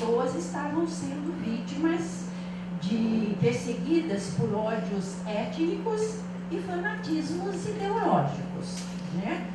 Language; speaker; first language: Portuguese; native; Portuguese